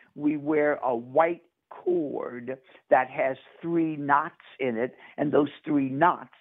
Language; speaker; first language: English; native; English